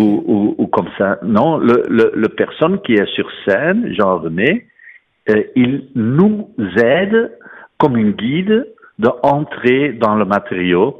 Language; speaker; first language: French; non-native, fluent; Dutch